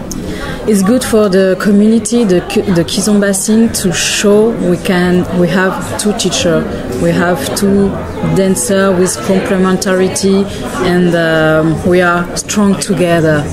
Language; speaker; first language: English; non-native, learner; French